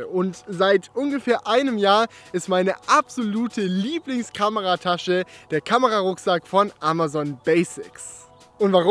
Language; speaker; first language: German; native; German